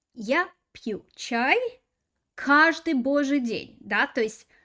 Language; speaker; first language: Russian; non-native, fluent; English